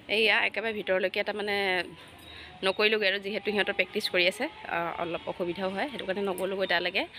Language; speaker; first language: Assamese; native; Assamese